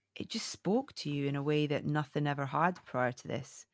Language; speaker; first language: English; native; English